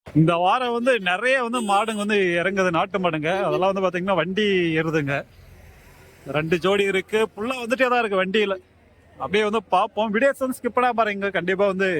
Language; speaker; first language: Tamil; native; Tamil